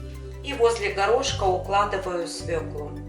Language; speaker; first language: Russian; native; Russian